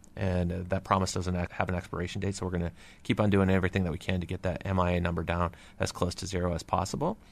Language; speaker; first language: English; native; English